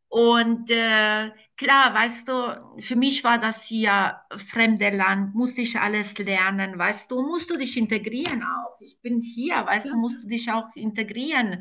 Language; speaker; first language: German; non-native, fluent; Croatian